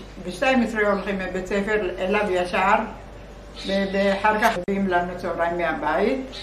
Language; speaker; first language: Hebrew; non-native, fluent; Arabic